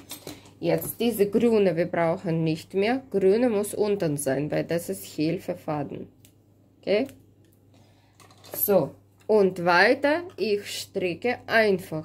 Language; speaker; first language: German; non-native, fluent; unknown